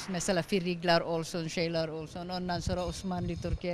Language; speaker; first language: Turkish; non-native, fluent; Filipino